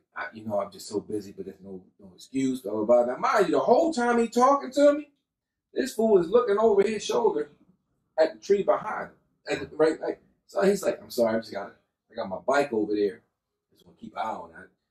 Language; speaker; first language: English; native; English